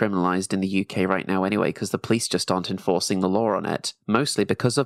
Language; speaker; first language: English; native; English